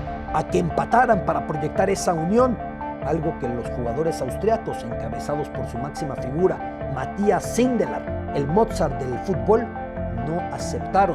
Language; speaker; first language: Spanish; native; Spanish